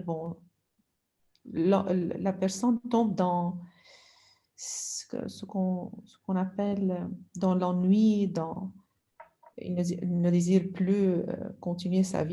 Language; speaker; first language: French; non-native, local second language; Arabic